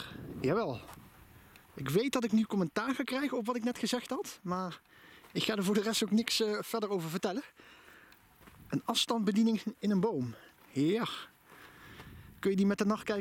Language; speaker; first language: Dutch; native; Dutch